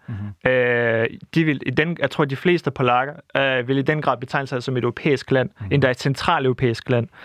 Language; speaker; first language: Danish; non-native, fluent; Russian